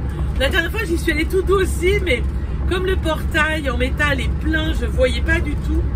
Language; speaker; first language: French; native; French